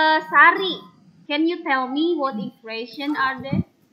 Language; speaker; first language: English; non-native, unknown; Indonesian